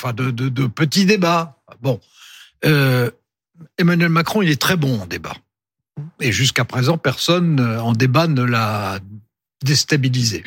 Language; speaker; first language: French; native; French